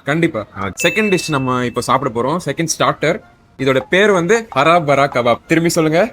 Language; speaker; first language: Tamil; non-native, local second language; Punjabi